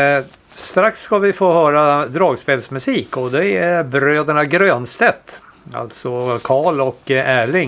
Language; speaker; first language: Swedish; native; Swedish